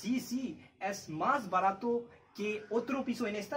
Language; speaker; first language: Spanish; non-native, learner; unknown